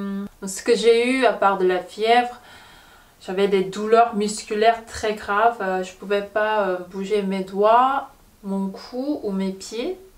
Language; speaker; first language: French; non-native, fluent; Korean